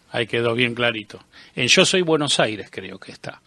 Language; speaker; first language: Spanish; native; Spanish